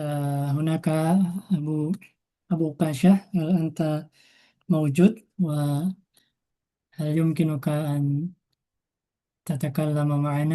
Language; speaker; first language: Arabic; non-native, fluent; Indonesian